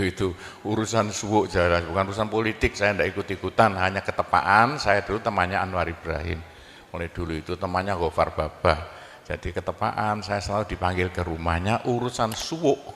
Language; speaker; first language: Indonesian; non-native, local second language; Javanese